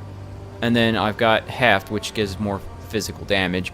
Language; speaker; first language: English; native; English